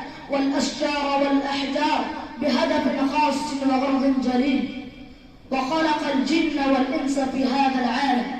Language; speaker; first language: Arabic; non-native, fluent; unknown